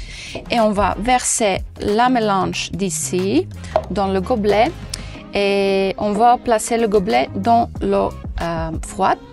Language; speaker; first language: French; non-native, local second language; Dutch